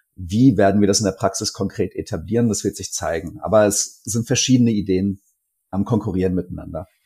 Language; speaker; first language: German; native; German